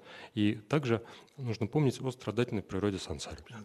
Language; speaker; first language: Russian; native; Russian